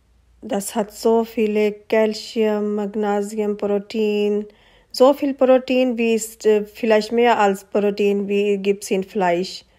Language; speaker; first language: German; non-native, learner; Urdu